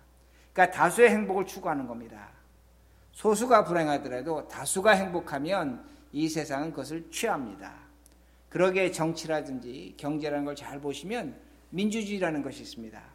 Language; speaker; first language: Korean; native; Korean